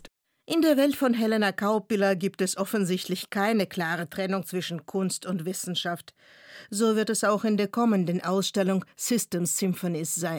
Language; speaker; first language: German; native; German